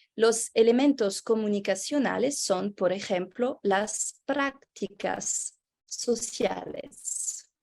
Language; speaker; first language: Spanish; non-native, fluent; French